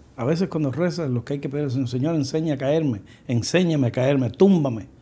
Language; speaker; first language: Spanish; native; Spanish